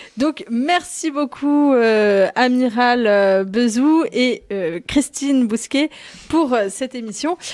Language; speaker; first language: French; native; French